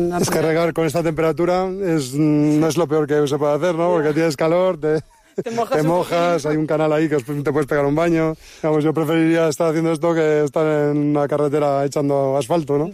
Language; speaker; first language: Spanish; native; Spanish